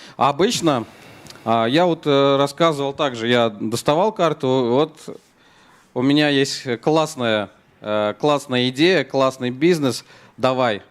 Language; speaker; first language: Russian; native; Russian